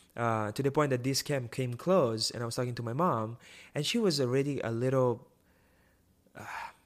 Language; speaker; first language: English; non-native, fluent; Italian